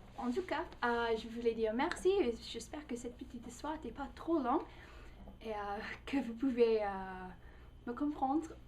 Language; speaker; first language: French; non-native, fluent; English